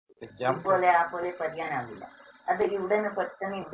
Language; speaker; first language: Malayalam; non-native, local second language; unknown